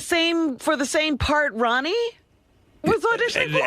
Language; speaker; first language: English; native; English